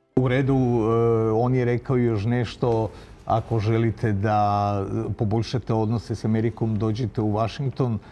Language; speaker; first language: Serbian; native; Serbian